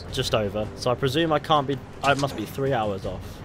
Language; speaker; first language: English; native; English